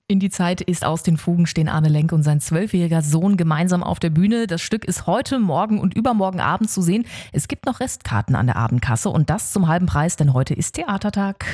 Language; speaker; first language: German; native; German